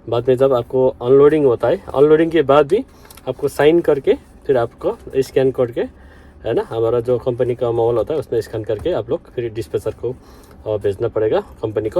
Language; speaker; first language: Hindi; non-native, learner; Nepali